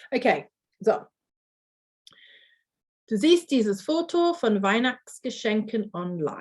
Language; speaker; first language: German; non-native, fluent; English